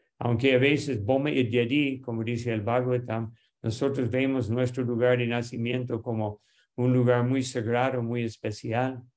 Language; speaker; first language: Spanish; non-native, fluent; English